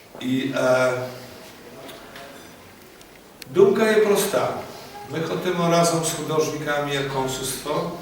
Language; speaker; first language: Polish; non-native, learner; Ukrainian